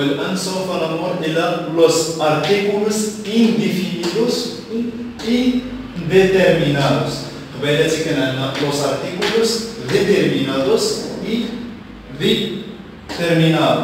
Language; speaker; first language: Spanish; non-native, fluent; Arabic